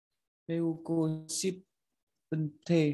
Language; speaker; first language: Korean; non-native, learner; Vietnamese